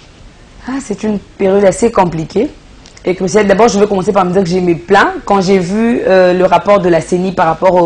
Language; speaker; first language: French; non-native, local second language; Lingala